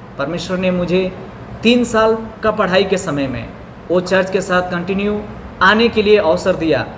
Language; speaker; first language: Hindi; non-native, local second language; Bhojpuri